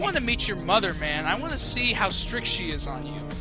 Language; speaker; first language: English; native; English